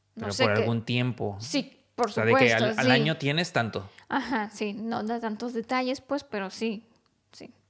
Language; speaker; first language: Spanish; non-native, fluent; Romanian